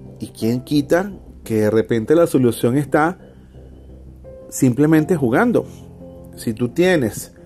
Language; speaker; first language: Spanish; native; Spanish